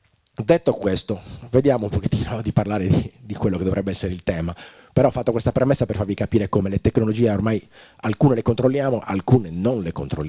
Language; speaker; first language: Italian; native; Italian